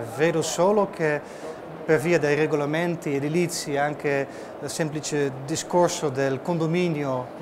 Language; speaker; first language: Italian; non-native, fluent; Dutch